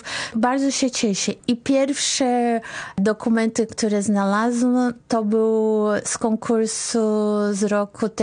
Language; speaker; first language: Polish; non-native, fluent; Portuguese